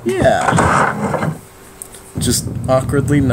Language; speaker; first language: English; native; English